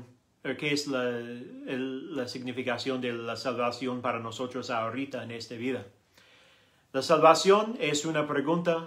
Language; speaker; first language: Spanish; non-native, learner; English